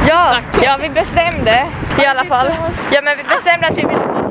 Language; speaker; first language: Swedish; native; Swedish